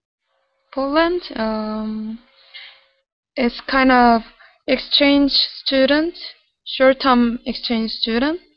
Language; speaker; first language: English; non-native, learner; Korean